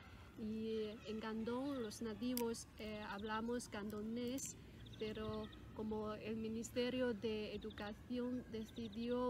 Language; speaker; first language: Spanish; non-native, fluent; Cantonese